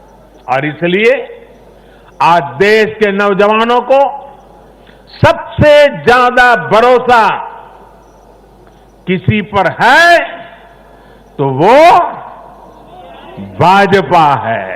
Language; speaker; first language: Hindi; non-native, local second language; Gujarati